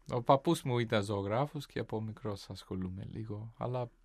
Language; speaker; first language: Greek; non-native, fluent; English